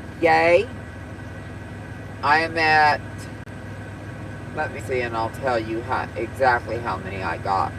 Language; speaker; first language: English; native; English